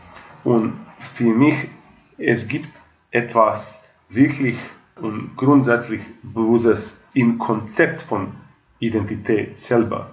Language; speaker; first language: German; non-native, fluent; Croatian